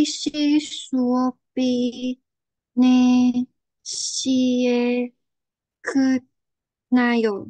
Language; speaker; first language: Korean; non-native, learner; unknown